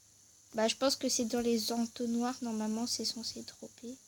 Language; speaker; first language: French; native; French